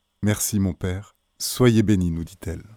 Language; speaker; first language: French; native; French